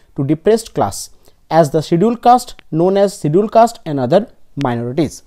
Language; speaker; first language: English; non-native, local second language; Bangla